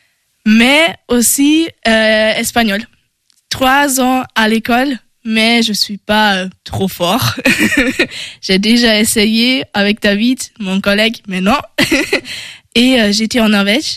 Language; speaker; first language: French; non-native, learner; German